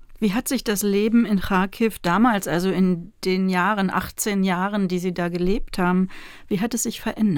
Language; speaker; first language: German; native; German